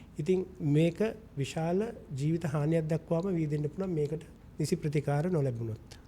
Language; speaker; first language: Sinhala; non-native, local second language; Malay